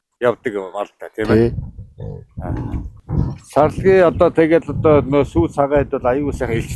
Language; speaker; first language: Mongolian; native; Mongolian